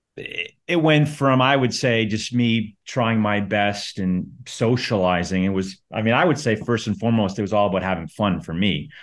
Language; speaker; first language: English; native; English